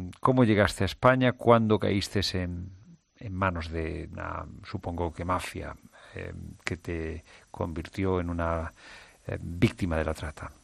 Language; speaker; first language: Spanish; native; Spanish